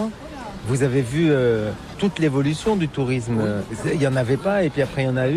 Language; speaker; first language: French; native; French